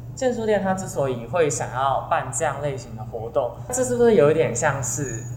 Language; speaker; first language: Chinese; native; Chinese